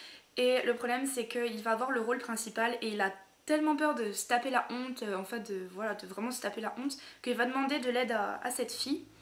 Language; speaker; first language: French; native; French